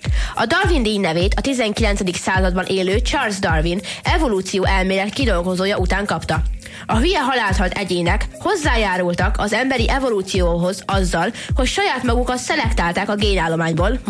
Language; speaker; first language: Hungarian; native; Hungarian